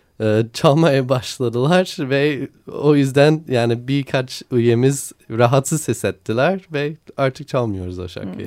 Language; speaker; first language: Turkish; non-native, learner; English